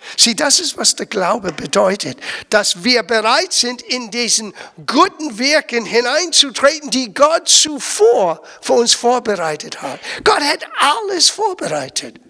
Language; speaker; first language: German; non-native, fluent; English